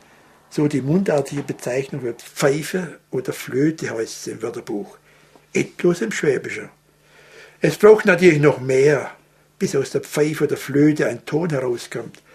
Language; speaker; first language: German; native; German